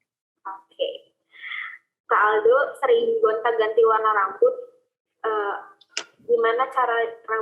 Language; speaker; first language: Indonesian; native; Indonesian